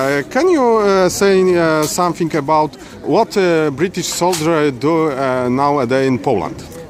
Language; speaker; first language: English; non-native, learner; Polish